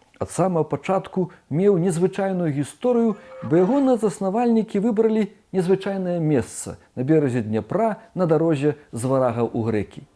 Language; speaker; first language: Belarusian; native; Belarusian